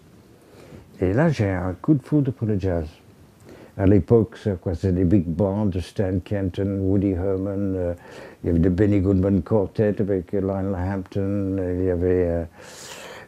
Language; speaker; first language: French; non-native, fluent; English